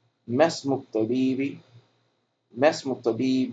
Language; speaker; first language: Arabic; non-native, fluent; English